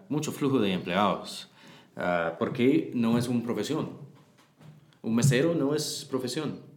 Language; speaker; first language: Spanish; non-native, learner; English